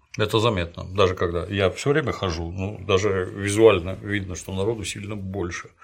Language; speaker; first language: Russian; native; Russian